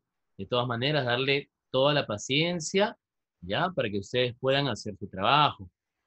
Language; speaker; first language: Spanish; native; Spanish